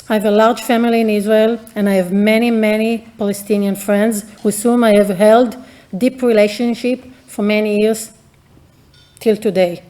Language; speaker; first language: English; non-native, fluent; Hebrew